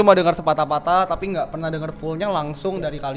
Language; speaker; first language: Indonesian; native; Indonesian